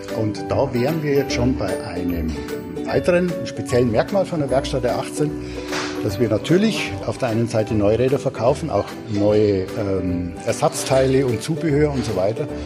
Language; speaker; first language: German; native; German